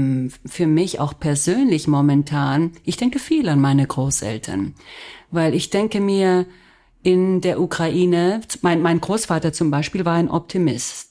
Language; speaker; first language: German; early bilingual, other home language; Spanish